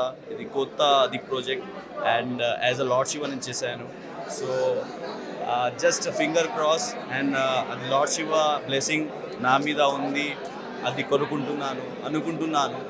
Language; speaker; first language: Telugu; non-native, learner; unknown